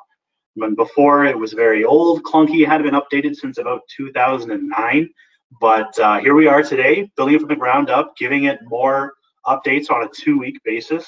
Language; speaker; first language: English; native; English